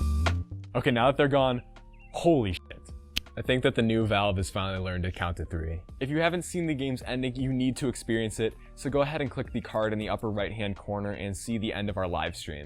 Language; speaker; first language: English; native; English